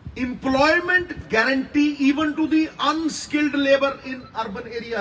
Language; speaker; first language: English; non-native, local second language; Punjabi